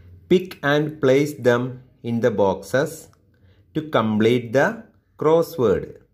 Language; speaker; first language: English; non-native, local second language; Malayalam